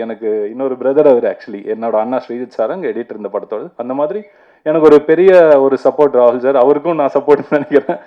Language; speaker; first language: Tamil; native; Tamil